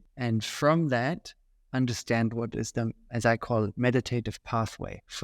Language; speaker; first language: English; non-native, fluent; German